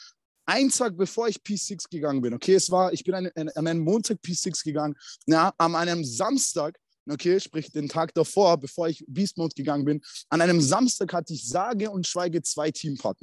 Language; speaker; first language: German; native; German